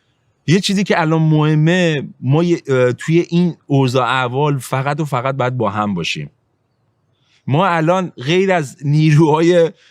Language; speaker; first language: Persian; native; Persian